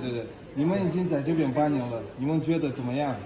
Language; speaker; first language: Chinese; non-native, learner; Tajik